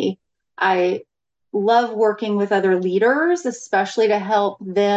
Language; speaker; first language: English; native; English